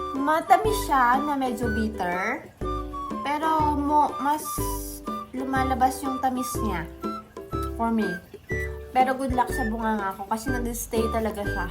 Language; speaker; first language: Filipino; native; Filipino